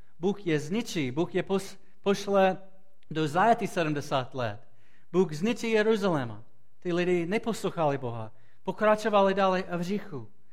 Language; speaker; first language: Czech; non-native, fluent; English